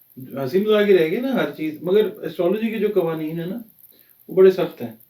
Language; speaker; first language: Urdu; native; Urdu